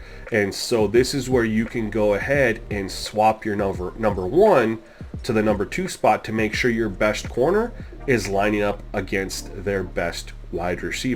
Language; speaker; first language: English; native; English